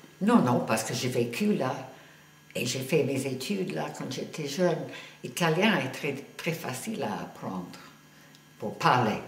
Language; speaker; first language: French; non-native, fluent; English